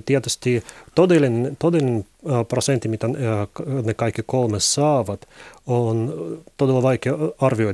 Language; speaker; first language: Finnish; non-native, learner; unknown